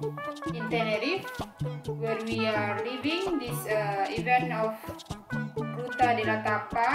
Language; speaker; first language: English; non-native, fluent; Indonesian